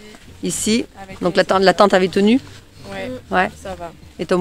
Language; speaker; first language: French; native; French